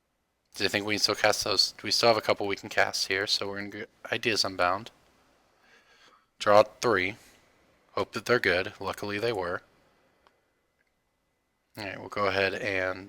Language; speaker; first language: English; native; English